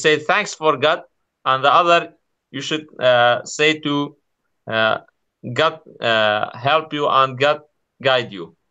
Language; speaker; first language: English; non-native, learner; Kurdish